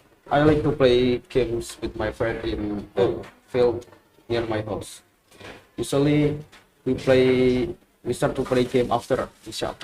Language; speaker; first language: English; non-native, learner; Indonesian